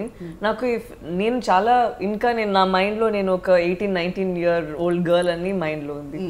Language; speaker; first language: Telugu; non-native, learner; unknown